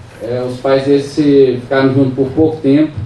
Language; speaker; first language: Portuguese; native; Portuguese